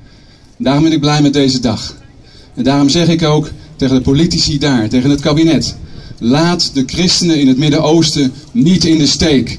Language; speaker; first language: Dutch; native; Dutch